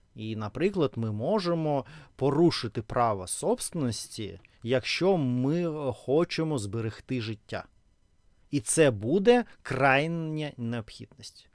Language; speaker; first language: Ukrainian; non-native, local second language; Russian